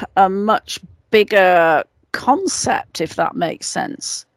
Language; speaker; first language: English; native; English